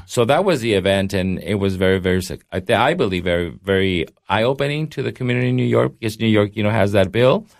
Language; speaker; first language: English; early bilingual, heritage; Spanish